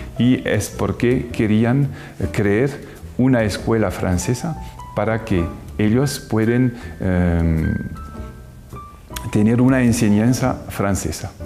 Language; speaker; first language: Spanish; non-native, fluent; French